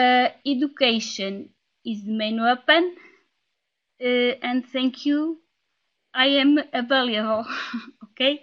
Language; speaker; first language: English; non-native, learner; Portuguese